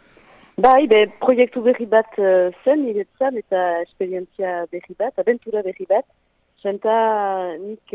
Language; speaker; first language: Basque; non-native, local second language; French